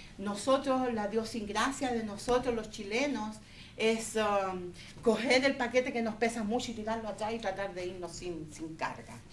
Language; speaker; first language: Spanish; native; Spanish